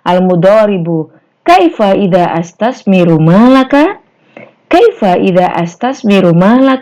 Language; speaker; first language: Arabic; non-native, learner; Indonesian